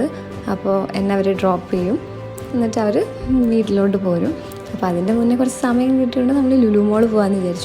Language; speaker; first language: Malayalam; native; Malayalam